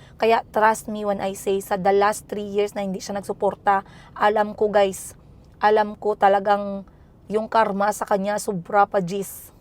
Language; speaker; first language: Filipino; non-native, local second language; Cebuano